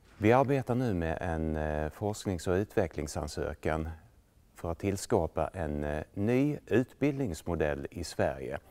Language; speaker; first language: Swedish; native; Swedish